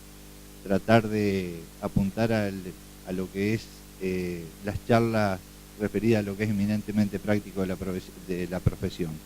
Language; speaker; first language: Spanish; native; Spanish